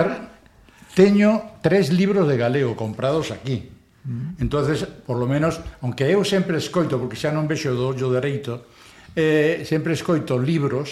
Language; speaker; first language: Galician; non-native, local second language; Spanish